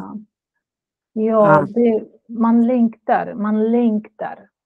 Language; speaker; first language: Swedish; non-native, fluent; Russian